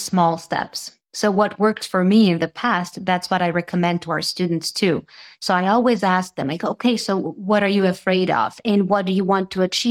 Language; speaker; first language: English; non-native, fluent; Serbian